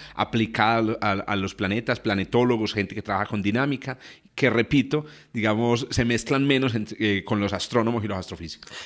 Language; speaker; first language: Spanish; native; Spanish